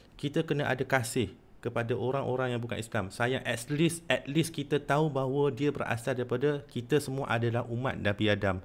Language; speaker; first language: Malay; non-native, local second language; Chinese